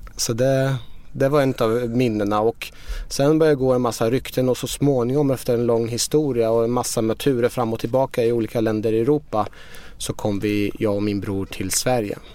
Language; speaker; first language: Swedish; early bilingual, other home language; Persian